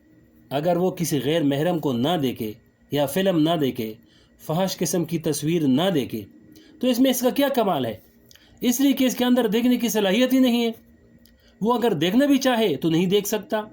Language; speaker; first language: Urdu; native; Urdu